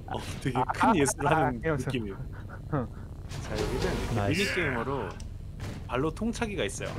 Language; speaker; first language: Korean; native; Korean